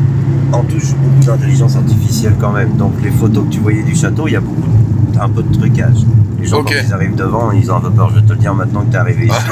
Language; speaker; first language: French; native; French